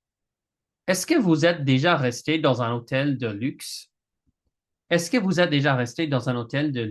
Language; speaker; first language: French; non-native, fluent; English